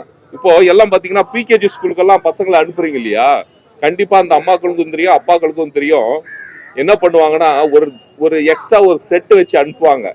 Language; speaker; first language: Tamil; native; Tamil